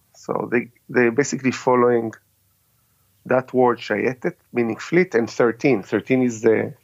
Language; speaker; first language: English; non-native, fluent; Hebrew